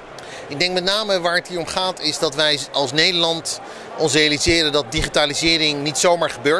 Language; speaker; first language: Dutch; native; Dutch